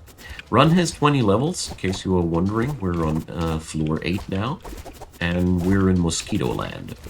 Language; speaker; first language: English; non-native, fluent; German